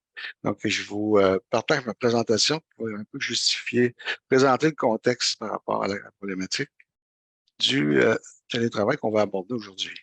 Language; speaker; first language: French; native; French